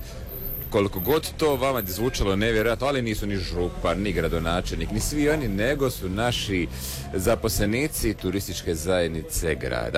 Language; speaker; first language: Serbian; native; Serbian